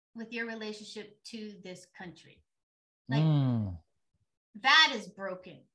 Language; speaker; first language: English; native; English